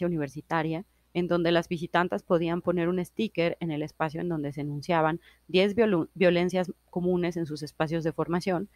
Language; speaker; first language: Spanish; native; Spanish